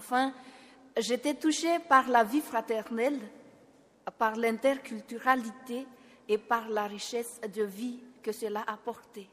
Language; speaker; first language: French; non-native, local second language; Malagasy